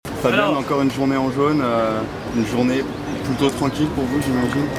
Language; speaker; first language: French; native; French